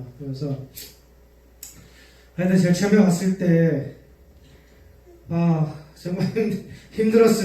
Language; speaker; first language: Korean; native; Korean